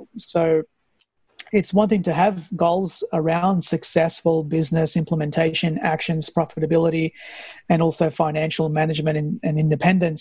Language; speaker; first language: English; early bilingual, other home language; Persian